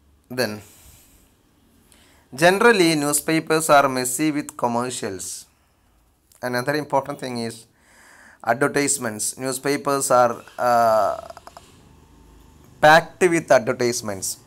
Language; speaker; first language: English; non-native, local second language; Malayalam